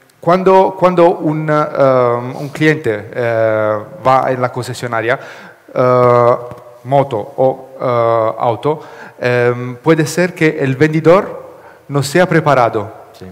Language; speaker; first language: Spanish; non-native, learner; Italian